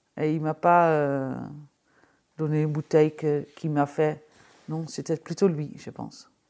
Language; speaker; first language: French; non-native, fluent; Dutch